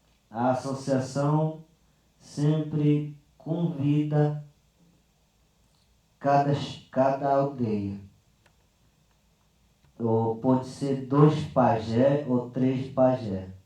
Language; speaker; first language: Portuguese; non-native, local second language; Yanomámi